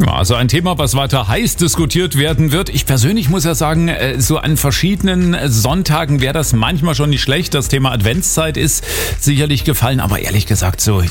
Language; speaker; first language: German; native; German